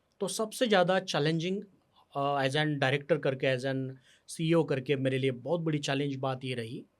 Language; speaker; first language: Hindi; non-native, local second language; Marathi